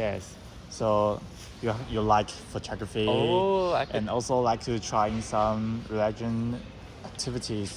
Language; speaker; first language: English; non-native, learner; Chinese